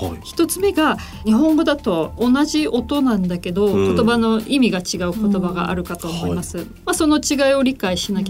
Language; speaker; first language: Japanese; native; Japanese